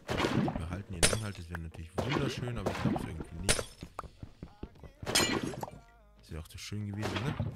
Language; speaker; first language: German; native; German